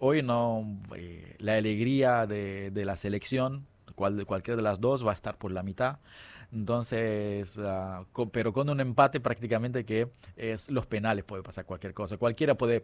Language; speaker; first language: Spanish; non-native, fluent; Kabuverdianu